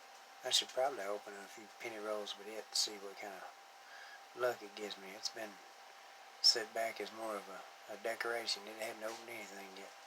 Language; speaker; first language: English; native; English